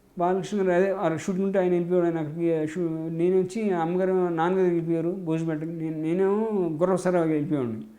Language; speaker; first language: Telugu; native; Telugu